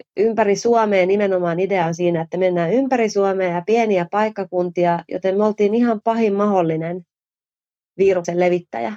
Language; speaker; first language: Finnish; native; Finnish